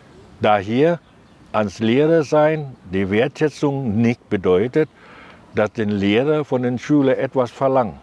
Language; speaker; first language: German; non-native, learner; Thai